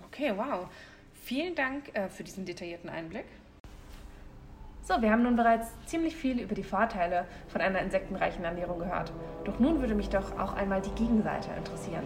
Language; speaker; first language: German; native; German